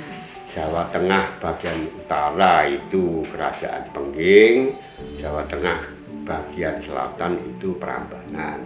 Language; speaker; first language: Indonesian; non-native, local second language; Javanese